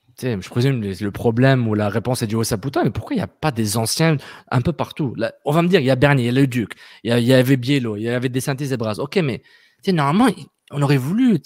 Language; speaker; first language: French; native; French